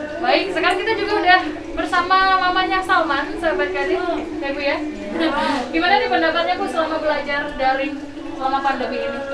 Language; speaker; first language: Indonesian; native; Indonesian